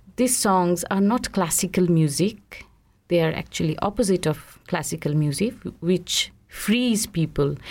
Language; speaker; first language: English; non-native, local second language; Bangla